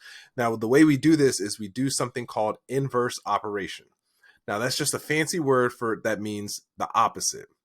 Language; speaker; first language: English; native; English